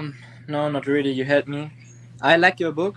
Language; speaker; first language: English; non-native, learner; German